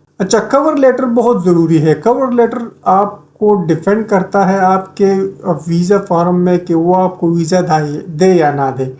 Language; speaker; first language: Urdu; native; Urdu